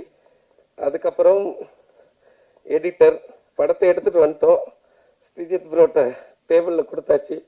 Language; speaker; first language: Tamil; native; Tamil